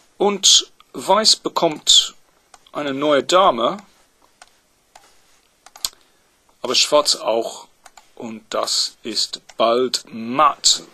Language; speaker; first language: German; non-native, fluent; English